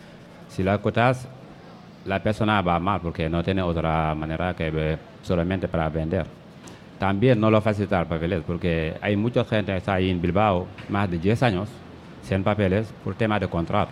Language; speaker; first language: Spanish; non-native, learner; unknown